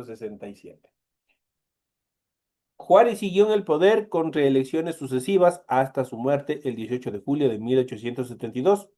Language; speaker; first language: Spanish; native; Spanish